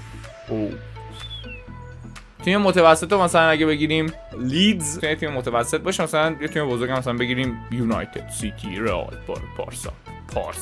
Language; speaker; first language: Persian; native; Persian